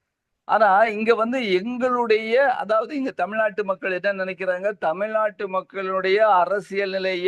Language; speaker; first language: Tamil; native; Tamil